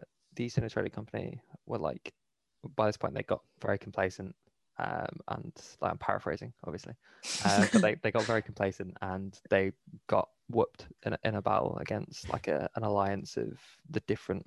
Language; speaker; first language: English; native; English